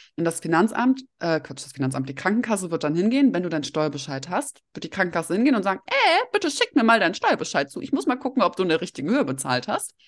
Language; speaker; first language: German; early bilingual, other home language; Russian